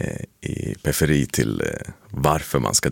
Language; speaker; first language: Swedish; native; Swedish